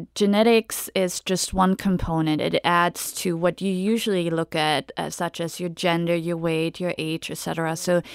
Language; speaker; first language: English; non-native, fluent; German